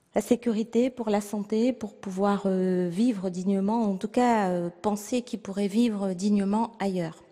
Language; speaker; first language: French; native; French